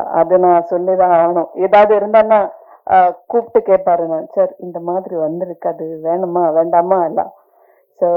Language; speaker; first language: Tamil; non-native, learner; Malayalam